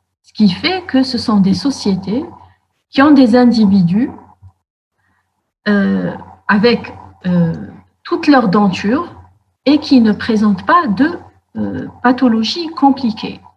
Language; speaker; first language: French; non-native, local second language; Arabic